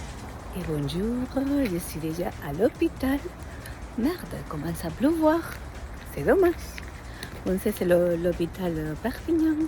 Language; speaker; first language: French; non-native, fluent; Spanish